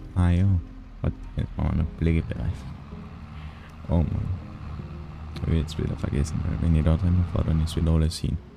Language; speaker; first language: German; native; German